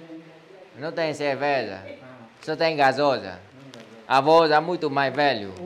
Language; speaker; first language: Portuguese; non-native, learner; Vietnamese